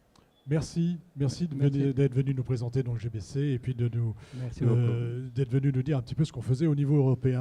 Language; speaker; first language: French; native; French